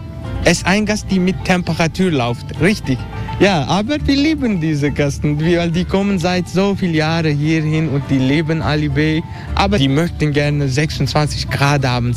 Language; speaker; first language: German; non-native, fluent; Turkish